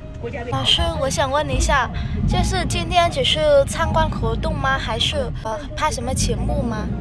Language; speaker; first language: Chinese; non-native, fluent; Vietnamese